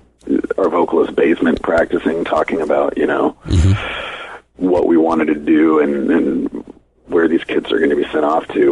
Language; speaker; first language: English; native; English